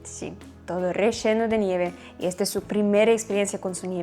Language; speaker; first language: Spanish; non-native, learner; Russian